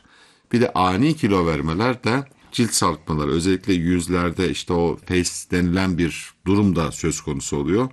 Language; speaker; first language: Turkish; native; Turkish